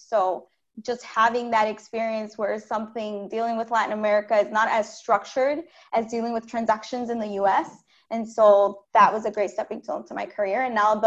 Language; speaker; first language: English; native; English